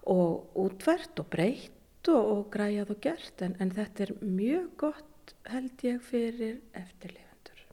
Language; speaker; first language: Icelandic; native; Icelandic